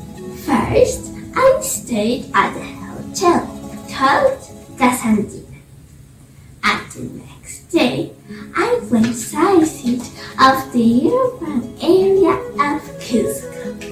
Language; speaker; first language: English; non-native, learner; Spanish